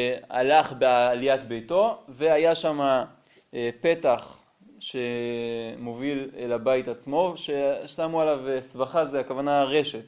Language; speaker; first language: Hebrew; native; Hebrew